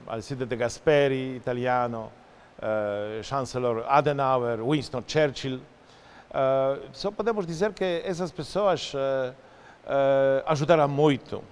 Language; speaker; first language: Portuguese; non-native, fluent; Polish